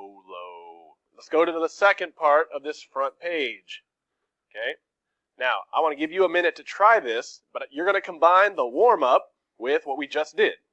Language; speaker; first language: English; native; English